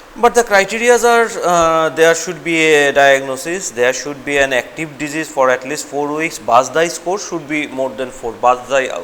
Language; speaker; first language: English; non-native, local second language; Bangla